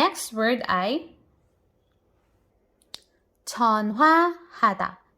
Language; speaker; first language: Korean; non-native, fluent; Filipino